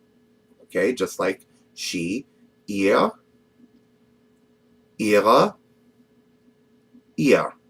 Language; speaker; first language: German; non-native, fluent; English